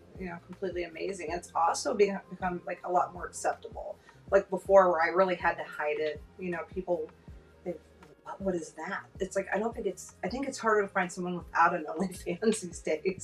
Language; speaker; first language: English; native; English